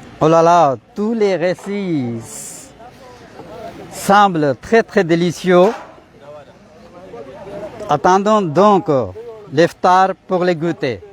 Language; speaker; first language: French; non-native, fluent; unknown